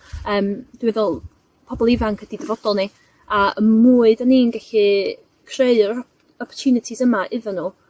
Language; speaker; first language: Welsh; native; Welsh